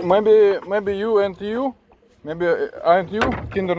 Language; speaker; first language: English; non-native, learner; Russian